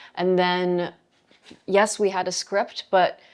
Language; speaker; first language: English; native; English